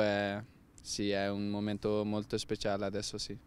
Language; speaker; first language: Italian; non-native, learner; Dutch